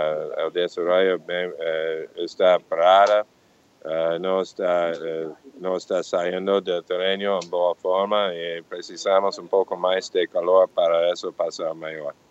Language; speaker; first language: Portuguese; non-native, fluent; English